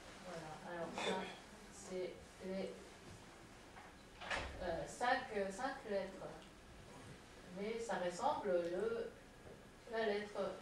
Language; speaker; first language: French; non-native, fluent; Japanese